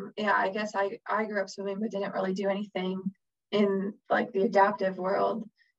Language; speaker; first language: English; native; English